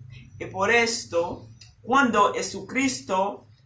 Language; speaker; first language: Spanish; non-native, learner; Haitian Creole